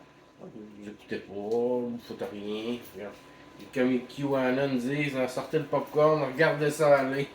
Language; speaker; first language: French; native; French